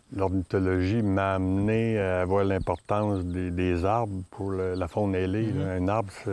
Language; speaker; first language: French; native; French